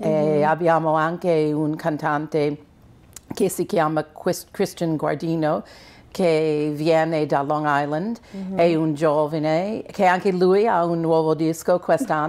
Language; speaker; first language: Italian; non-native, fluent; English